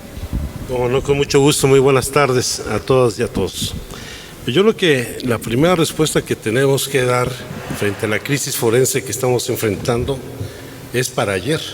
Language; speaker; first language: Spanish; native; Spanish